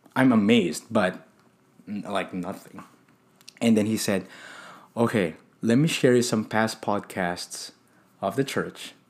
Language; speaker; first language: English; non-native, local second language; Filipino